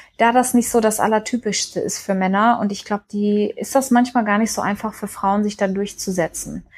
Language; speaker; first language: German; early bilingual, heritage; German